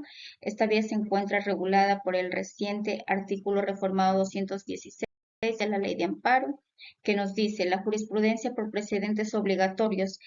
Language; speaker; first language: Spanish; native; Spanish